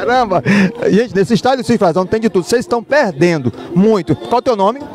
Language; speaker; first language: Portuguese; native; Portuguese